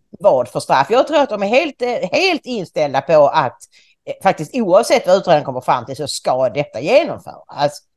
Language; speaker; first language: Swedish; native; Swedish